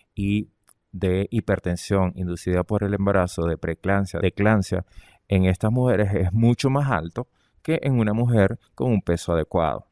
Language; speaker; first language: Spanish; native; Spanish